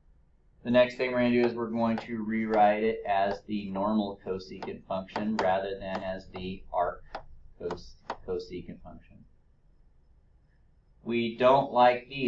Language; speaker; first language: English; native; English